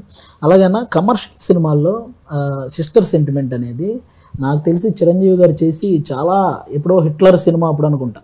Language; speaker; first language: Telugu; native; Telugu